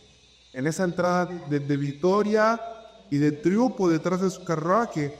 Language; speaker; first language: Spanish; native; Spanish